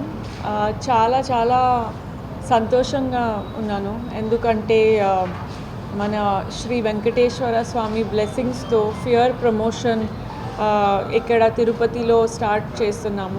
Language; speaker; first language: Telugu; non-native, fluent; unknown